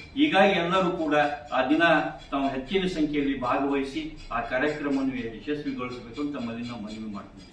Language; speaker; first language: Kannada; non-native, local second language; Urdu